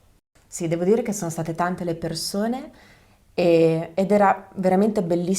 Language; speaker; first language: Italian; native; Italian